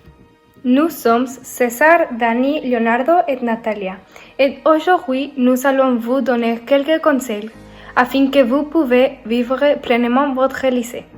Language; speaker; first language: French; non-native, learner; Spanish